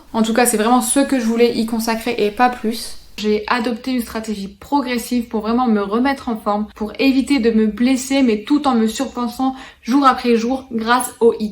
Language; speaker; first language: French; native; French